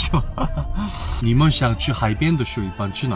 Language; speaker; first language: Chinese; non-native, learner; Korean